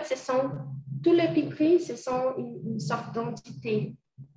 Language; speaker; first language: French; non-native, fluent; Portuguese